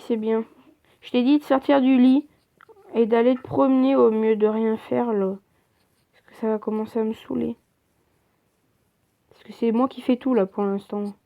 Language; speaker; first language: French; native; French